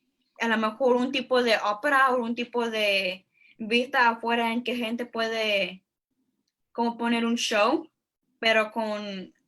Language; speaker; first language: Spanish; early bilingual, heritage; Spanish